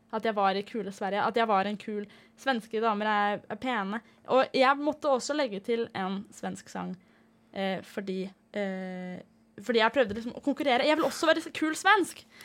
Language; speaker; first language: Norwegian; early bilingual, other home language; Danish